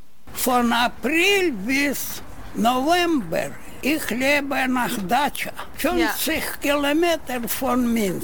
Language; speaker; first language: German; non-native, learner; Russian